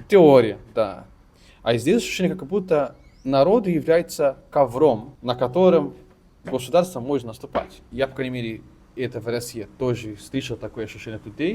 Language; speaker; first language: Russian; non-native, fluent; Portuguese